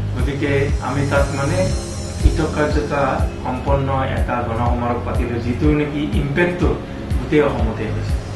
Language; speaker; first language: Assamese; non-native, local second language; Mising